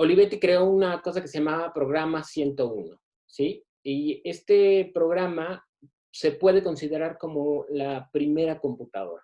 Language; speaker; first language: Spanish; native; Spanish